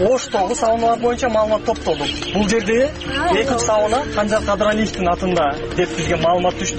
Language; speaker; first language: Kyrgyz; native; Kyrgyz